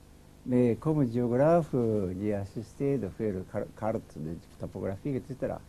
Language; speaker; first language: French; non-native, learner; Japanese